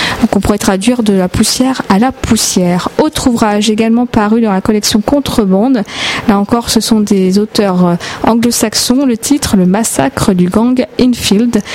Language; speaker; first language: French; native; French